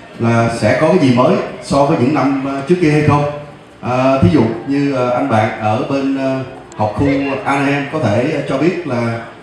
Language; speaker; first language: Vietnamese; native; Vietnamese